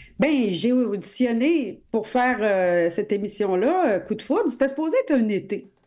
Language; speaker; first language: French; non-native, local second language; English